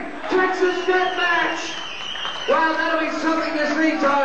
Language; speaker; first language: English; native; English